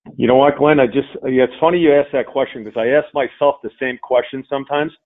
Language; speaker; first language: English; native; English